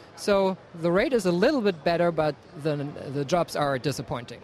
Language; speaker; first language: English; non-native, fluent; German